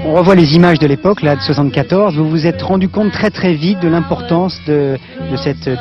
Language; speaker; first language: French; native; French